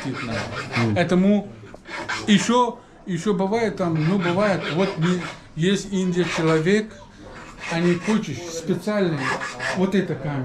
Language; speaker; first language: Russian; non-native, learner; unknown